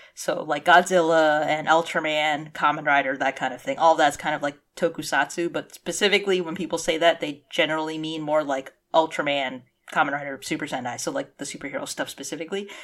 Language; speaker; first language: English; early bilingual, other home language; Cantonese